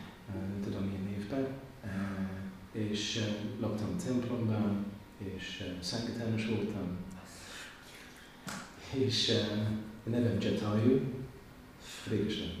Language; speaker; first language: Hungarian; non-native, learner; English